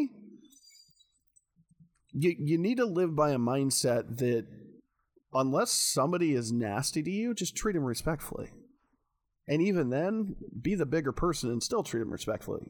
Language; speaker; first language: English; native; English